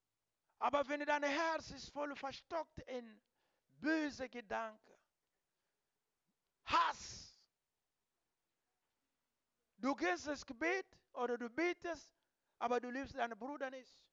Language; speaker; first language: German; non-native, learner; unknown